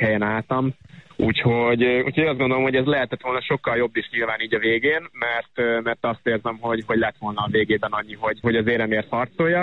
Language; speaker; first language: Hungarian; native; Hungarian